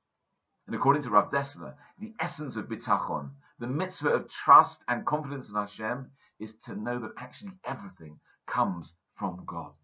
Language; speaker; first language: English; native; English